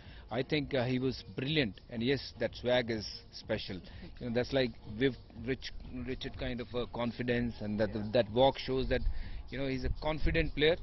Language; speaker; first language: English; non-native, local second language; Punjabi